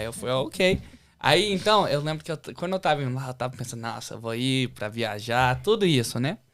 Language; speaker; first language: Portuguese; early bilingual, heritage; Portuguese